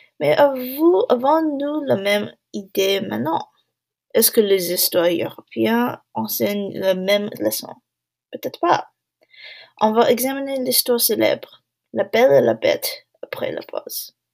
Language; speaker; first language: French; non-native, learner; English